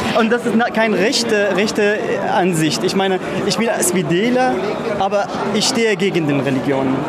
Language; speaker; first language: German; non-native, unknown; Arabic